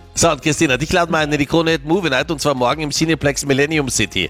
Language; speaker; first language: German; native; German